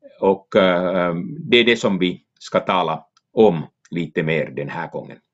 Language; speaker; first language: Swedish; non-native, local second language; Finnish